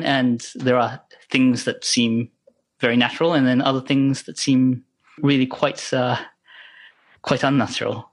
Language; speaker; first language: English; non-native, local second language; Japanese